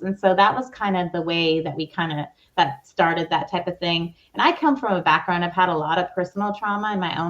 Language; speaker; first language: English; native; English